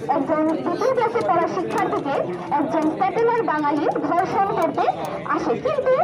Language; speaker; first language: Bangla; non-native, local second language; Marma